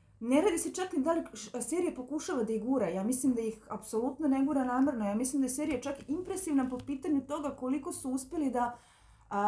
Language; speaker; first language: Serbian; native; Serbian